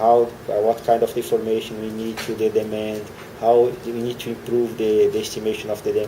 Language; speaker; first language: English; non-native, learner; Portuguese